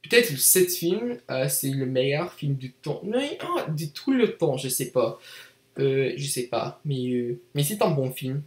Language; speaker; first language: French; non-native, learner; English